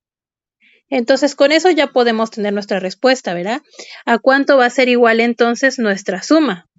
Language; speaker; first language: Spanish; native; Spanish